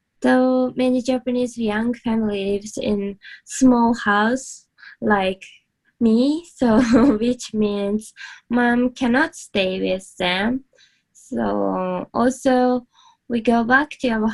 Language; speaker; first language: English; non-native, learner; Japanese